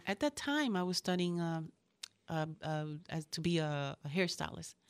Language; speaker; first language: English; early bilingual, other home language; Spanish